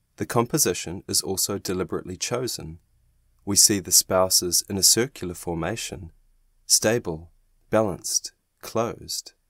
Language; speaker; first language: English; non-native, fluent; German